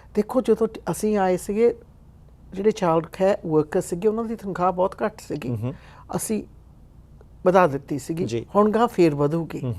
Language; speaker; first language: Punjabi; early bilingual, other home language; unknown